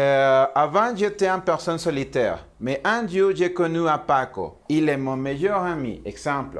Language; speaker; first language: French; non-native, learner; Spanish